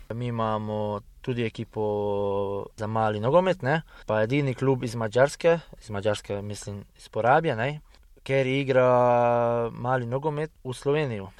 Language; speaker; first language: Slovenian; early bilingual, heritage; Hungarian